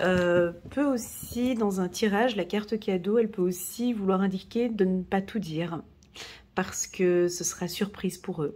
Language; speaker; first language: French; native; French